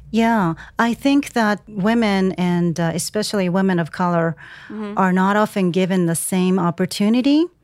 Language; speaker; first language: English; non-native, fluent; Japanese